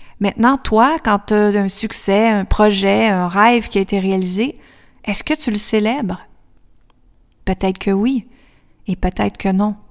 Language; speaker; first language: French; native; French